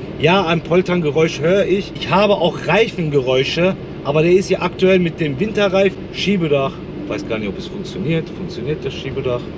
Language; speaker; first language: German; early bilingual, other home language; Turkish